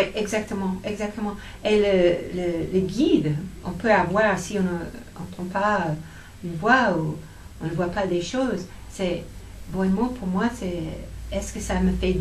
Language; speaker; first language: French; non-native, fluent; English